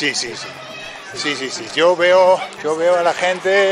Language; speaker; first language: Spanish; non-native, fluent; English